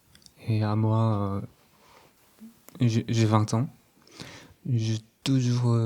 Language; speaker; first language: French; non-native, learner; Korean